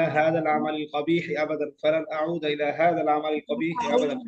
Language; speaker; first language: Arabic; non-native, fluent; Bangla